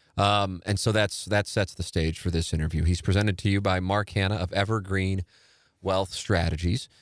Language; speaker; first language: English; native; English